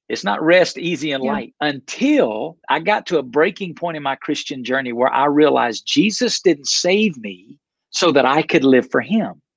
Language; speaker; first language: English; native; English